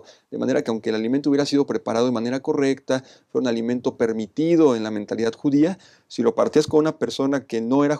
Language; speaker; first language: Spanish; native; Spanish